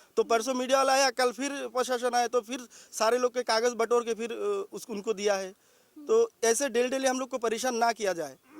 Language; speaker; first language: Hindi; non-native, local second language; Bangla